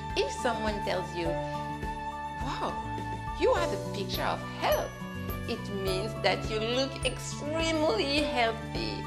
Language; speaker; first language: English; non-native, fluent; French